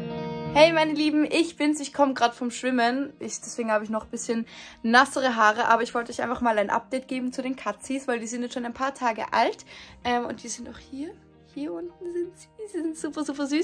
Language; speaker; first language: German; native; German